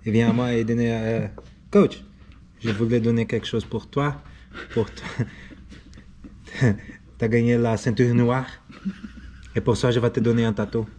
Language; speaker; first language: French; non-native, learner; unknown